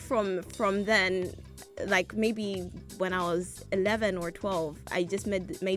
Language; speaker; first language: English; non-native, local second language; Nyanja